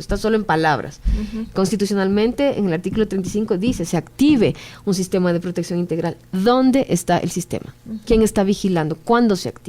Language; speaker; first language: Spanish; native; Spanish